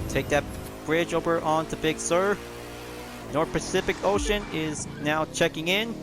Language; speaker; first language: English; non-native, fluent; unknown